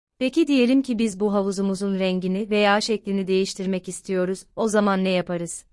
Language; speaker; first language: Turkish; native; Turkish